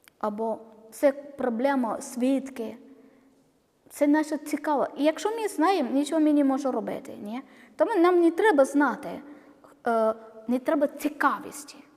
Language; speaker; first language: Ukrainian; non-native, learner; Malayalam